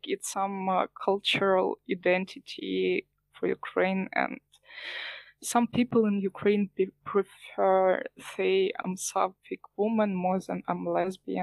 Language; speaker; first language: English; non-native, learner; Ukrainian